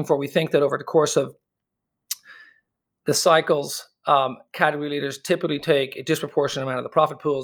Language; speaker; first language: English; native; English